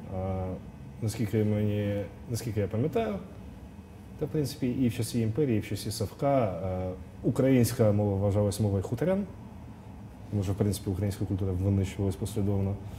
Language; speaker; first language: Ukrainian; non-native, local second language; Russian